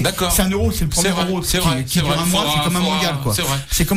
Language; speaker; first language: French; native; French